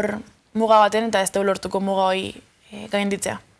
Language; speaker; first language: Basque; native; Basque